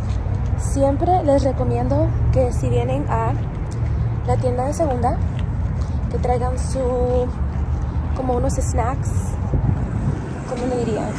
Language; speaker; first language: Spanish; early bilingual, heritage; Spanish